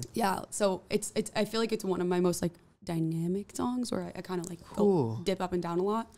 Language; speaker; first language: English; native; English